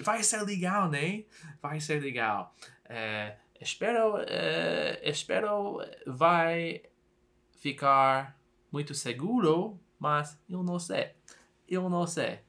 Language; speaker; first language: Portuguese; non-native, learner; English